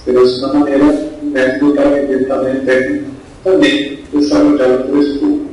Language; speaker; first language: Spanish; non-native, fluent; Portuguese